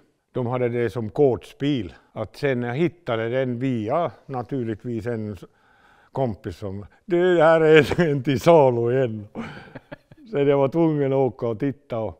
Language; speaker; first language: Swedish; non-native, local second language; Finnish